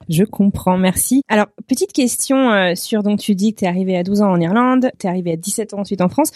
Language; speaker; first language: French; native; French